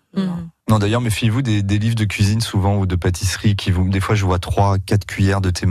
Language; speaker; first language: French; native; French